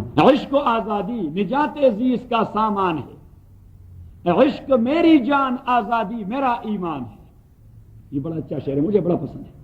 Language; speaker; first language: Urdu; non-native, local second language; Pashto